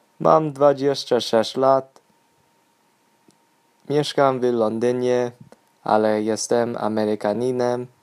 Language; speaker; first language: Polish; non-native, learner; English